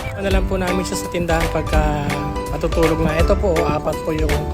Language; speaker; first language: Filipino; non-native, local second language; Bikol